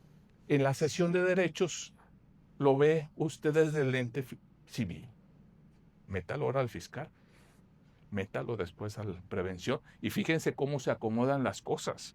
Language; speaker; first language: Spanish; native; Spanish